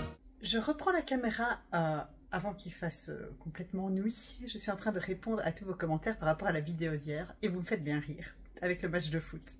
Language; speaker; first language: French; native; French